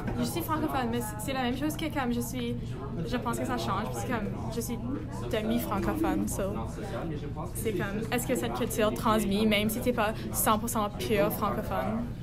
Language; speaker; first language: French; non-native, local second language; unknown